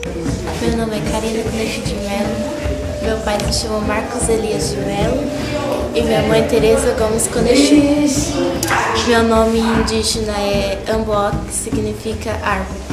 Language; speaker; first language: Portuguese; native; Portuguese